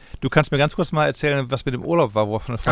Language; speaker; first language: German; native; German